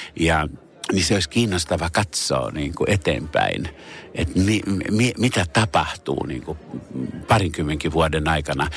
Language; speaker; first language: Finnish; native; Finnish